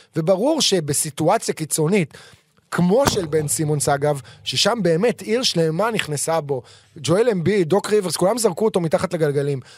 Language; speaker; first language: Hebrew; native; Hebrew